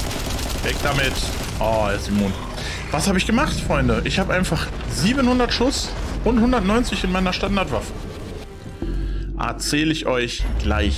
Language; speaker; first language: German; native; German